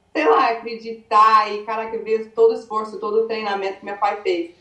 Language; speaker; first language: Portuguese; early bilingual, other home language; English